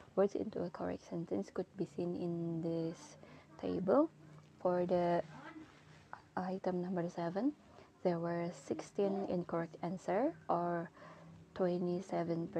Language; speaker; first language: English; non-native, fluent; Indonesian